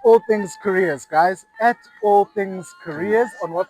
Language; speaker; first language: English; non-native, local second language; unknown